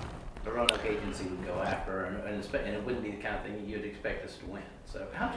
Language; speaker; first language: English; native; English